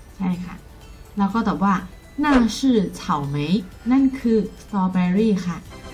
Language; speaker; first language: Thai; non-native, fluent; Chinese